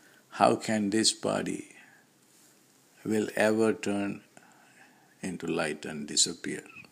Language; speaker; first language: English; non-native, local second language; Tamil